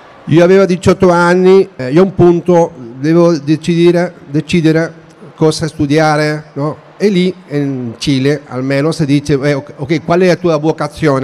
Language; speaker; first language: Italian; non-native, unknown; Spanish